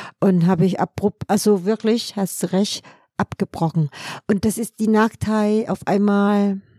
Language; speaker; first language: German; non-native, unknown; Vietnamese